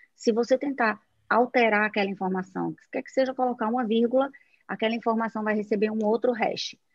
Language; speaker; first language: Portuguese; native; Portuguese